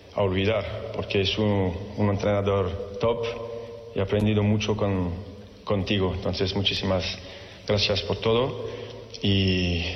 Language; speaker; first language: Spanish; non-native, fluent; French